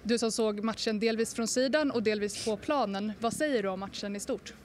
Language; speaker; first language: Swedish; native; Swedish